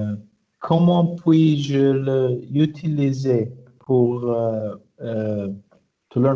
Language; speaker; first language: French; non-native, learner; Arabic